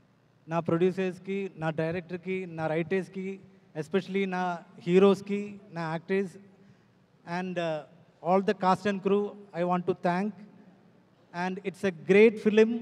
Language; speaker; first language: Telugu; non-native, learner; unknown